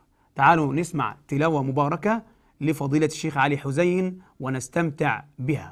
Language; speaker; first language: Arabic; native; Arabic